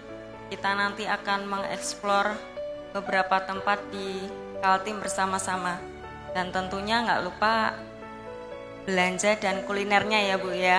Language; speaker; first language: Indonesian; native; Indonesian